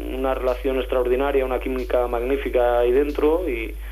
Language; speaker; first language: Spanish; native; Spanish